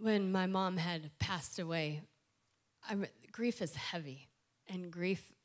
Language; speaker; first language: English; native; English